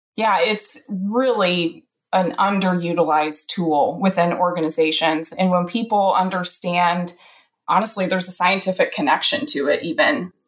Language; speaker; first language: English; native; English